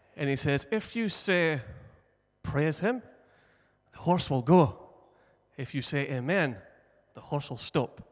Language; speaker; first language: English; native; English